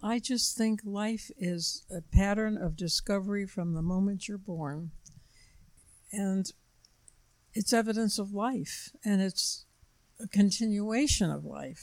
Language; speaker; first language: English; native; English